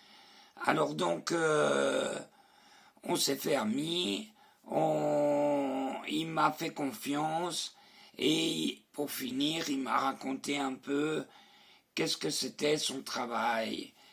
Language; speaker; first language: French; non-native, fluent; Spanish